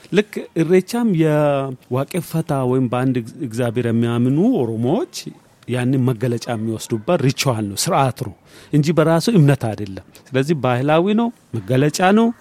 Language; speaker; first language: Amharic; non-native, local second language; Oromo